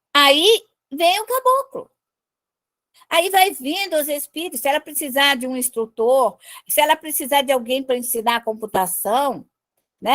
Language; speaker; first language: Portuguese; native; Portuguese